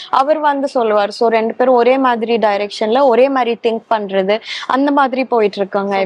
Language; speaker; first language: Tamil; native; Tamil